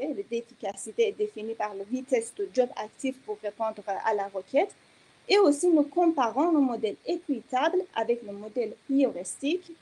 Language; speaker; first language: French; non-native, fluent; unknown